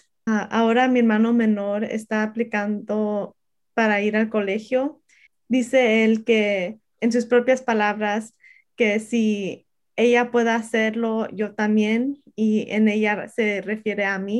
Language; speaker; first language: Spanish; early bilingual, heritage; Spanish